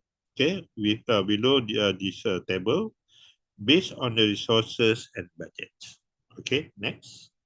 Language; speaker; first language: English; non-native, local second language; Malay